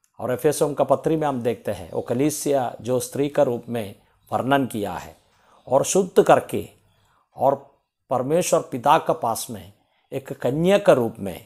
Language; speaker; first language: Hindi; non-native, local second language; Malayalam